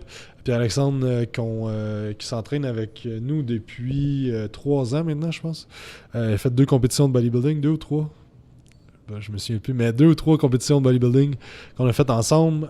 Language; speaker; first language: French; native; French